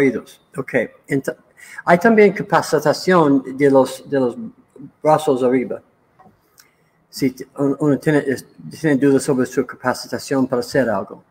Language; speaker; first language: Spanish; non-native, learner; English